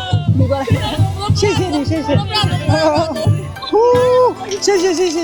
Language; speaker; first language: Chinese; non-native, learner; Amharic